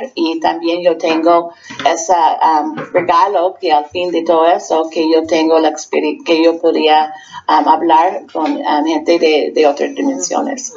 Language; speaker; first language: Spanish; non-native, fluent; English